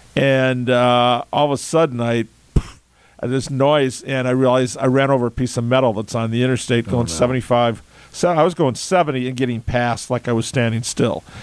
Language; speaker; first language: English; native; English